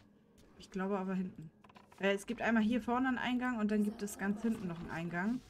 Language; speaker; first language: German; native; German